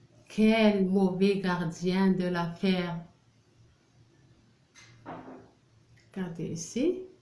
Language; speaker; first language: French; non-native, local second language; Arabic